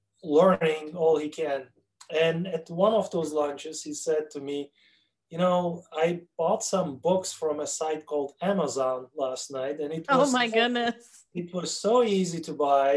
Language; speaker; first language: English; non-native, fluent; Turkish